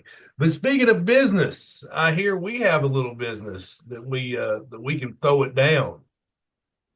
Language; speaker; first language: English; native; English